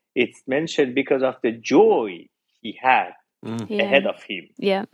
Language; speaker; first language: English; non-native, fluent; Persian